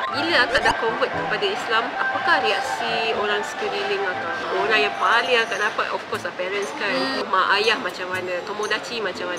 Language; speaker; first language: Malay; native; Malay